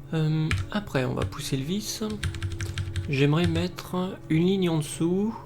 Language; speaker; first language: French; native; French